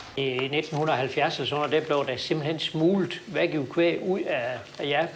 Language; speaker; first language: Danish; native; Danish